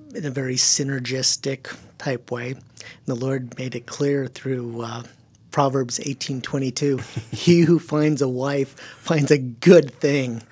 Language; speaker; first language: English; early bilingual, other home language; German